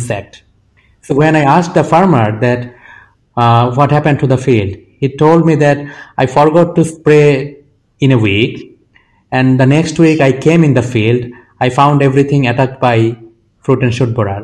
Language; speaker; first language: English; non-native, local second language; Bangla